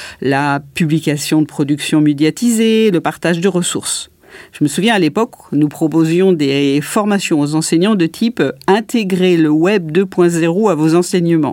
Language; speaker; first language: French; native; French